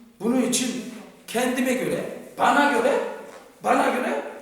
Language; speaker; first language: Turkish; non-native, fluent; Korean